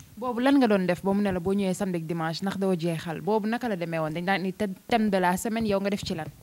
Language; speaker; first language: Wolof; native; Wolof